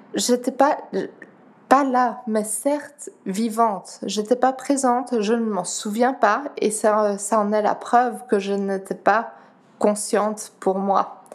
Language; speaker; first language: French; non-native, fluent; Dutch